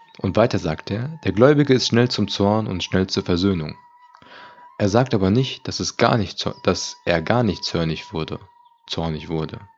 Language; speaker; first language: German; early bilingual, other home language; Turkish